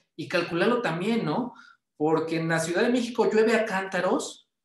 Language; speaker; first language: Spanish; native; Spanish